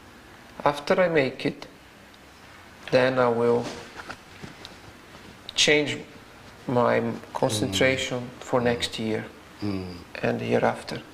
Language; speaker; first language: English; non-native, fluent; Portuguese